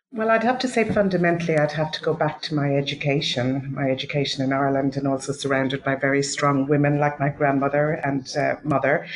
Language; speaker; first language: English; native; English